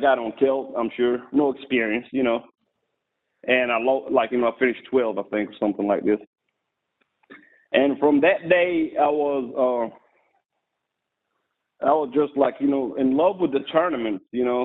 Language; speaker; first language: English; non-native, fluent; Arabic